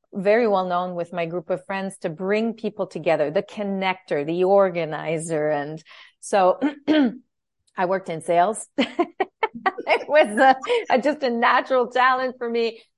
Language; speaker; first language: English; native; English